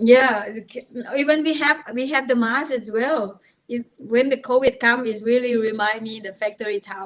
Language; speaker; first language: English; non-native, learner; Thai